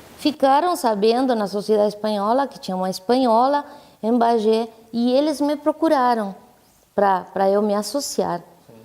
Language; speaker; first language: Portuguese; non-native, fluent; Spanish